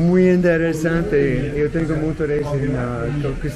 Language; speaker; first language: Spanish; non-native, learner; English